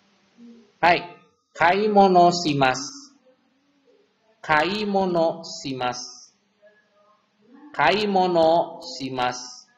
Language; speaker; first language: Japanese; non-native, fluent; Indonesian